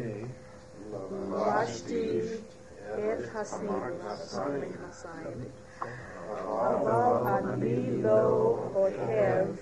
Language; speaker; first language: Hebrew; non-native, learner; English